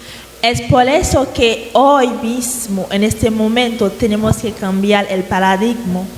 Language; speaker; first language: Spanish; non-native, fluent; Haitian Creole